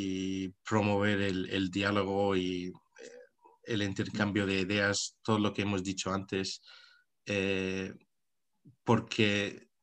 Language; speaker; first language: Spanish; non-native, local second language; Arabic